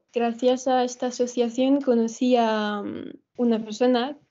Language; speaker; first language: Spanish; non-native, fluent; French